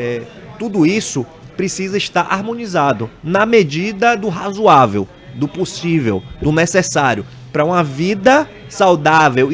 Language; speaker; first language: Portuguese; native; Portuguese